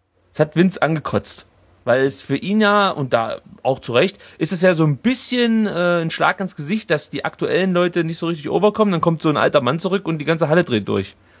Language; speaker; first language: German; native; German